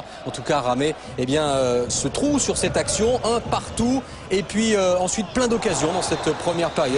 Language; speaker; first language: French; native; French